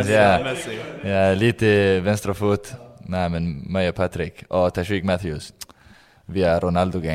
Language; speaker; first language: Swedish; non-native, learner; Danish